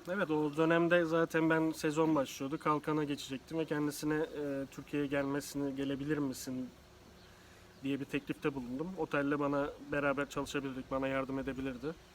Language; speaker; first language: Turkish; native; Turkish